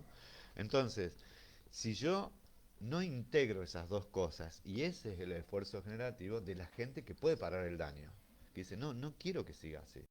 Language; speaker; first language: Spanish; native; Spanish